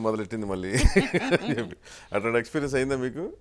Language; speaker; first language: Telugu; native; Telugu